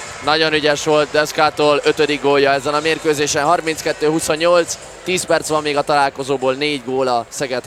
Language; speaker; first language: Hungarian; native; Hungarian